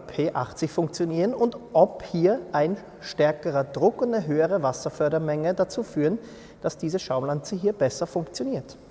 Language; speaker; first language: German; native; German